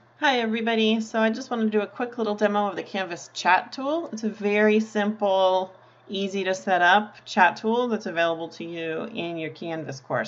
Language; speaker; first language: English; native; English